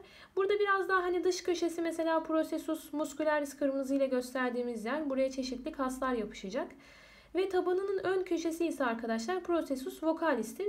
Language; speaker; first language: Turkish; native; Turkish